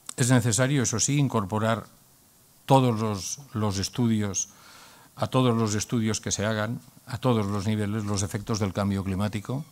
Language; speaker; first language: Spanish; non-native, local second language; Catalan